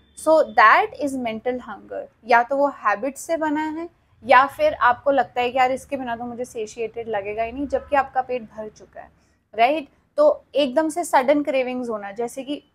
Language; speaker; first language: Hindi; native; Hindi